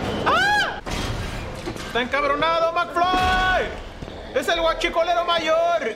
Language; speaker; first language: Spanish; native; Spanish